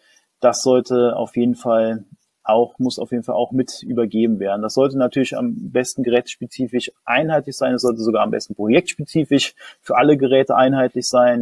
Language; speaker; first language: German; native; German